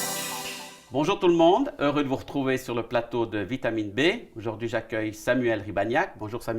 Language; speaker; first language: French; native; French